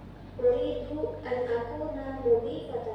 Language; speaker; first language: Arabic; non-native, learner; Indonesian